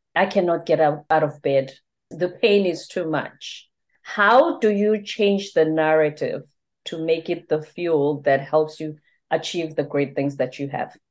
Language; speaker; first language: English; non-native, local second language; Zulu